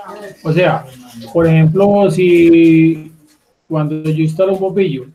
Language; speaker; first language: Spanish; native; Spanish